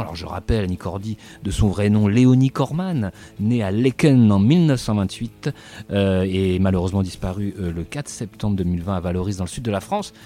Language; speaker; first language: French; native; French